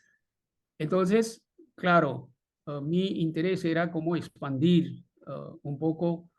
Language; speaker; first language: Spanish; non-native, fluent; Bangla